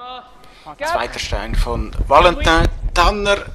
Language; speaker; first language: German; native; German